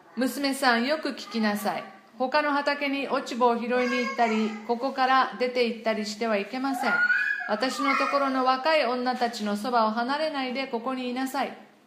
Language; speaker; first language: Japanese; non-native, fluent; English